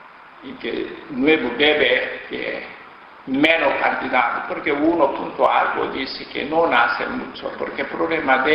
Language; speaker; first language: Spanish; non-native, learner; Korean